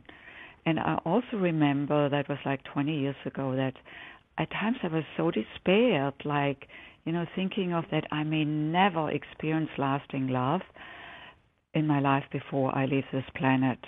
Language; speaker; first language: English; non-native, fluent; German